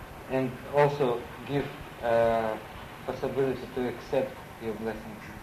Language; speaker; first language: English; non-native, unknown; Russian